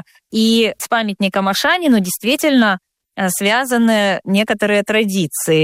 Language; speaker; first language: Russian; native; Russian